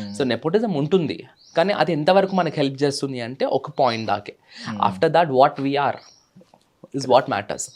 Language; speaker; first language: Telugu; native; Telugu